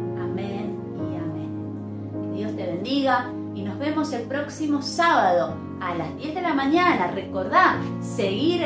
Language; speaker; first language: Spanish; native; Spanish